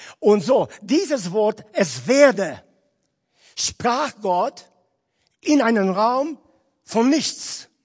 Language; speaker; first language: German; non-native, fluent; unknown